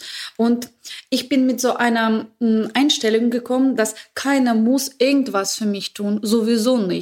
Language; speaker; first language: German; non-native, fluent; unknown